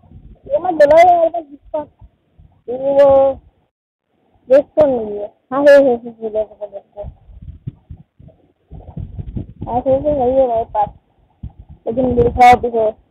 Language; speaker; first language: Hindi; non-native, local second language; Bangla